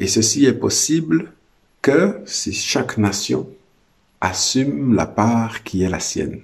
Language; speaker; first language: French; native; French